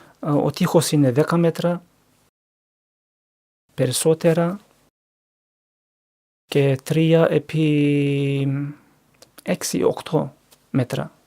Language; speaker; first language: Greek; non-native, learner; Turkish